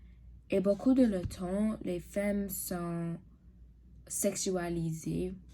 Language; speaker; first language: French; non-native, learner; English